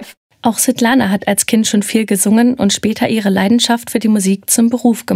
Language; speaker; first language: German; native; German